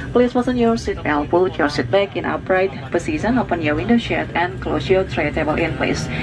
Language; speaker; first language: English; non-native, fluent; Indonesian